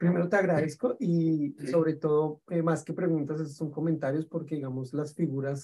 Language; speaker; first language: Spanish; native; Spanish